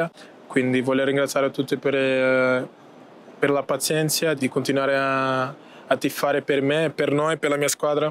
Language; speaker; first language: Italian; non-native, fluent; Portuguese